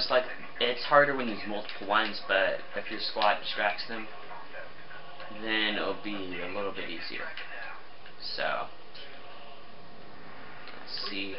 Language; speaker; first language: English; native; English